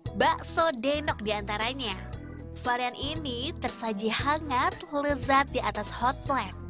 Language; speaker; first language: Indonesian; native; Indonesian